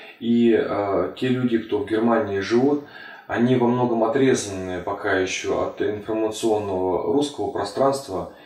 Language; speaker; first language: Russian; early bilingual, heritage; Russian